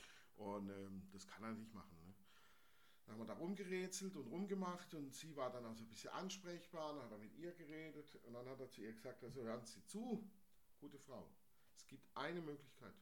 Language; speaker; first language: German; native; German